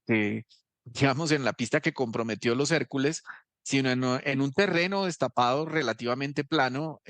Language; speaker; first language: Spanish; native; Spanish